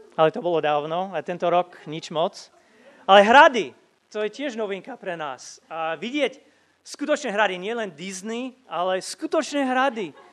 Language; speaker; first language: Slovak; non-native, fluent; English